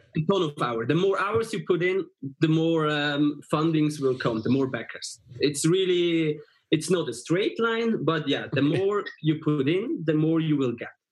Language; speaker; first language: English; non-native, fluent; German